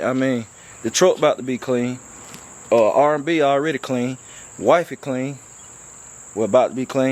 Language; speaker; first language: English; native; English